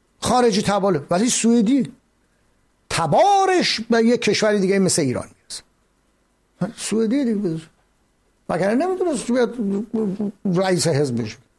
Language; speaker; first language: Persian; native; Persian